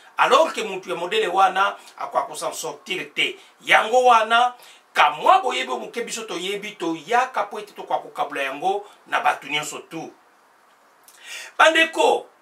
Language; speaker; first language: Lingala; non-native, local second language; Kongo